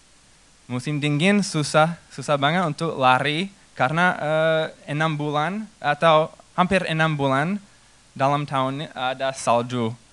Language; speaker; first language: Indonesian; non-native, fluent; English